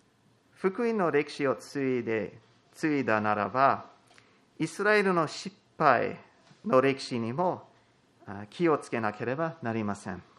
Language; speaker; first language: Japanese; non-native, fluent; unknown